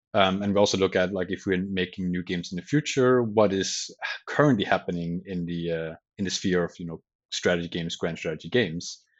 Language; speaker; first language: English; non-native, fluent; Danish